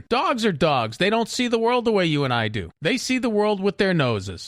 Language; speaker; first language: English; native; English